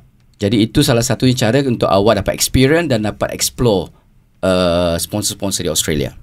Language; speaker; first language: Malay; native; Malay